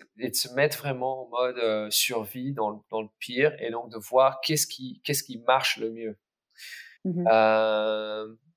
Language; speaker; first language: French; early bilingual, other home language; English